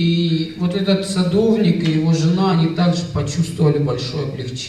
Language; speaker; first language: Russian; native; Russian